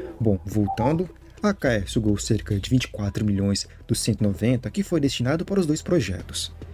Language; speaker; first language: Portuguese; native; Portuguese